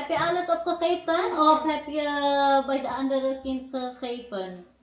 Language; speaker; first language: Dutch; non-native, learner; Filipino